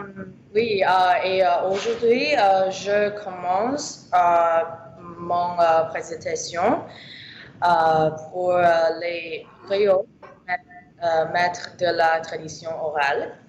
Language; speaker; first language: French; non-native, learner; English